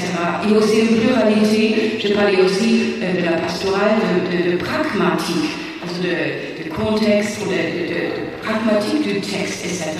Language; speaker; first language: French; non-native, fluent; German